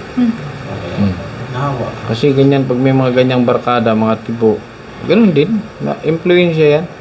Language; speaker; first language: Filipino; native; Filipino